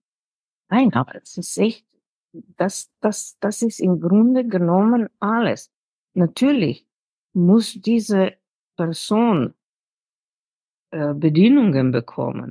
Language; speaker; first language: German; non-native, fluent; Slovenian